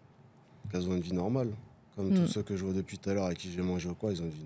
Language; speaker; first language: French; native; French